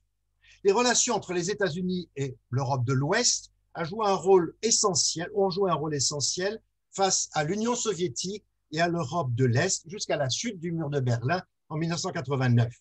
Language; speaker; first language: French; native; French